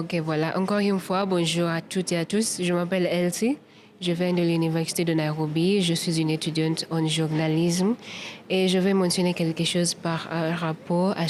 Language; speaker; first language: French; non-native, fluent; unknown